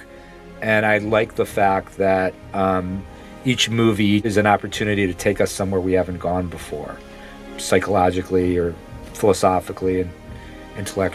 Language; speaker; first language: English; native; English